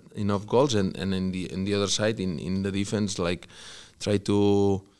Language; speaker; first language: English; non-native, fluent; Spanish